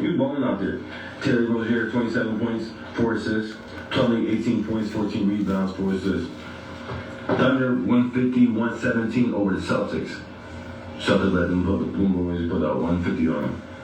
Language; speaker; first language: English; native; English